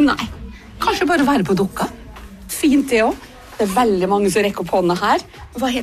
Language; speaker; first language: Norwegian; native; Norwegian